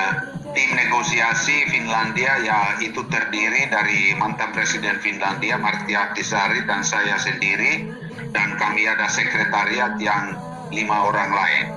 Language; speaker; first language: Indonesian; non-native, fluent; Finnish